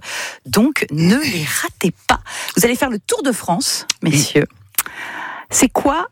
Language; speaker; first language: French; native; French